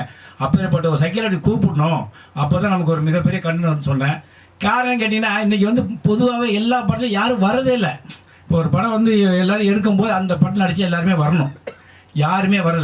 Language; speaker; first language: Tamil; native; Tamil